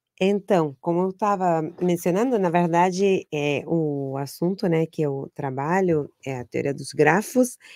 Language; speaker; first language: Portuguese; non-native, fluent; Spanish